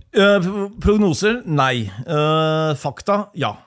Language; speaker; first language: Norwegian; native; Norwegian